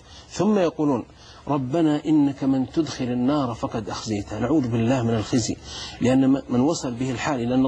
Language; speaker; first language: Arabic; native; Arabic